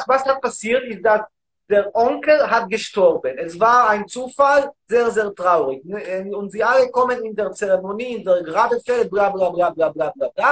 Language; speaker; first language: German; non-native, learner; Hebrew